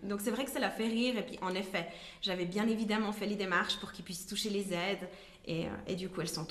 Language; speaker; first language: French; native; French